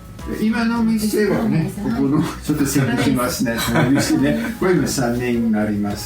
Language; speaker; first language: Japanese; non-native, fluent; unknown